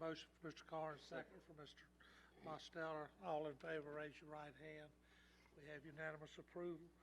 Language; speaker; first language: English; native; English